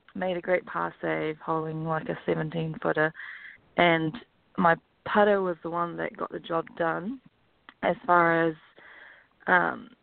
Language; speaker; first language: English; native; English